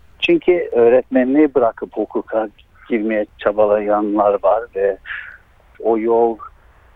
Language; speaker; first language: Turkish; early bilingual, heritage; Turkish